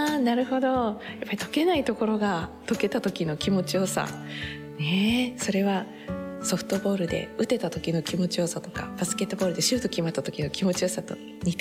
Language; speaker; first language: Japanese; native; Japanese